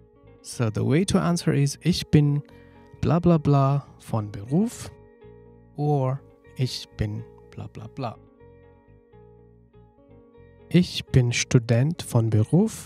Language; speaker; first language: German; non-native, fluent; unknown